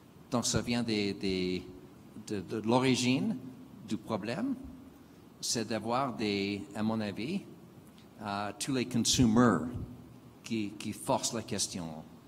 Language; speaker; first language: French; non-native, fluent; English